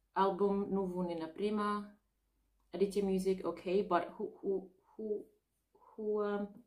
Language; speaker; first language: English; non-native, fluent; Arabic